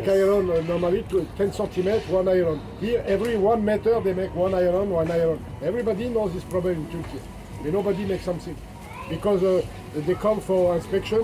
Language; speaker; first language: English; non-native, learner; French